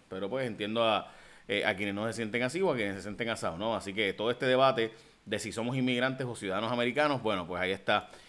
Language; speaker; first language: Spanish; early bilingual, heritage; Spanish